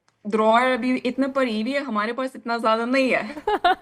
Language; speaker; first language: Hindi; non-native, learner; Lithuanian